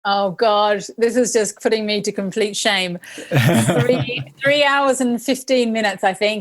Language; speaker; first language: English; native; English